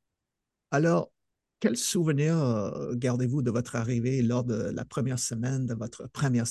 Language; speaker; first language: French; non-native, fluent; English